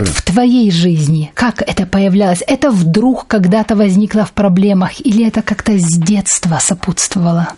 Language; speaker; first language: Russian; native; Russian